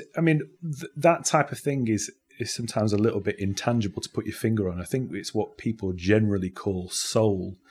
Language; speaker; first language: English; native; English